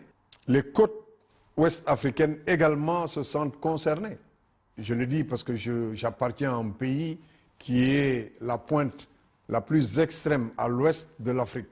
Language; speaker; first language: French; non-native, local second language; Wolof